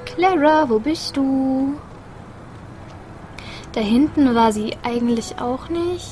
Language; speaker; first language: German; native; German